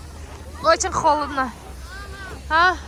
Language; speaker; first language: Russian; non-native, fluent; Tajik